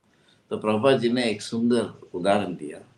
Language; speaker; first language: Hindi; non-native, local second language; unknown